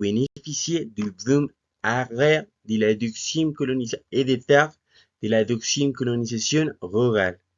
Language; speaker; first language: French; non-native, learner; Spanish